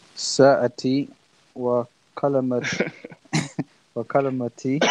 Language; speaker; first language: Arabic; non-native, learner; English